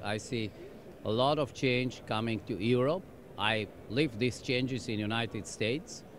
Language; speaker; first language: English; non-native, fluent; German